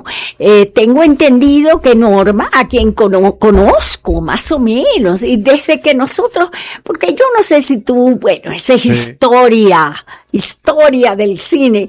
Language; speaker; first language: Spanish; native; Spanish